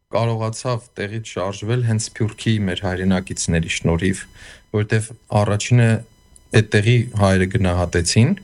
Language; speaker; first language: Armenian; native; Armenian